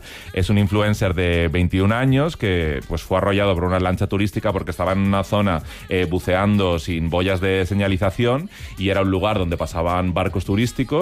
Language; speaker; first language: Spanish; native; Spanish